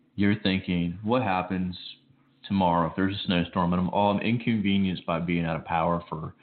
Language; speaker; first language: English; native; English